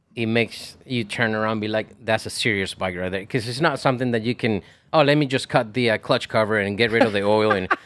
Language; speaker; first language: English; non-native, fluent; Spanish